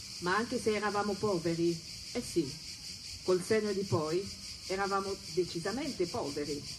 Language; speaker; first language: Italian; non-native, fluent; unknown